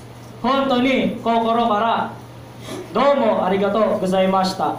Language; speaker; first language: Japanese; non-native, learner; Filipino